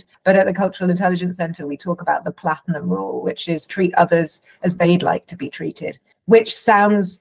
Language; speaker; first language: English; native; English